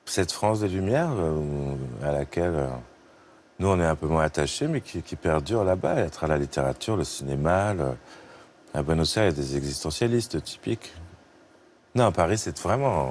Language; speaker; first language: French; native; French